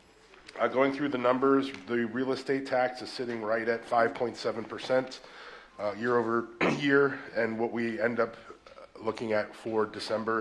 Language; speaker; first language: English; native; English